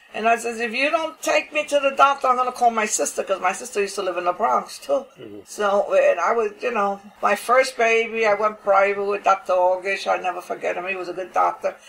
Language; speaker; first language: English; native; English